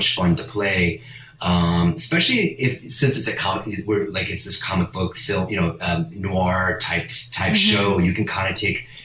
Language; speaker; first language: English; non-native, fluent; Italian